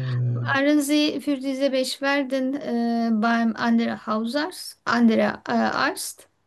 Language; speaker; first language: German; non-native, learner; Turkish